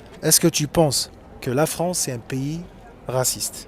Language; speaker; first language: French; non-native, local second language; Arabic